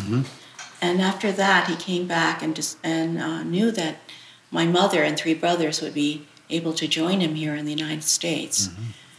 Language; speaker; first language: English; early bilingual, other home language; Chinese